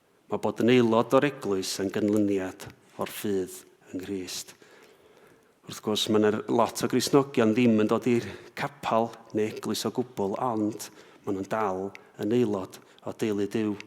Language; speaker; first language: Welsh; native; Welsh